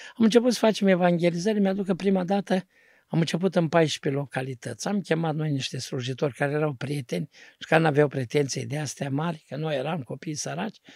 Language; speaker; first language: Romanian; native; Romanian